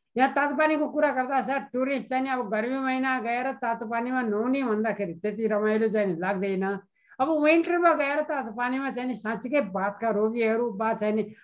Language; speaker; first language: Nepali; native; Nepali